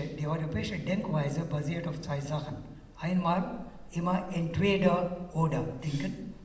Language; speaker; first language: German; non-native, fluent; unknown